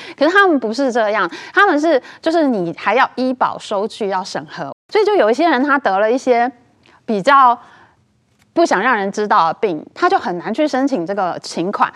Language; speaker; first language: Chinese; native; Chinese